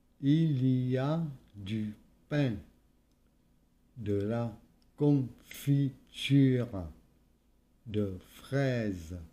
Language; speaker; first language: French; non-native, fluent; Vietnamese